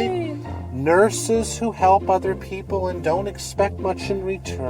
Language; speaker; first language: English; native; English